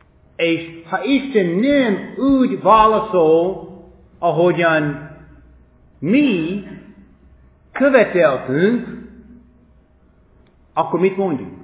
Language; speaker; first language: Hungarian; non-native, fluent; English